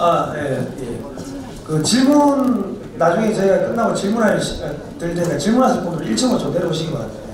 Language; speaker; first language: Korean; native; Korean